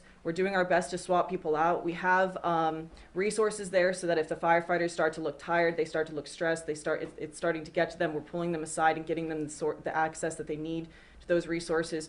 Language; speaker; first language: English; native; English